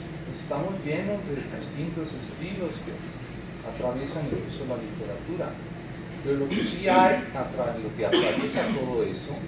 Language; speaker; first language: Spanish; native; Spanish